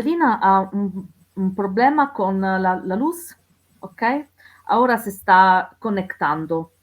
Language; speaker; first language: Spanish; non-native, learner; Italian